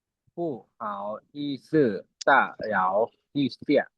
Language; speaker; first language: Chinese; non-native, learner; Lao